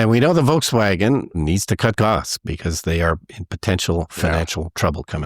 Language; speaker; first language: English; native; English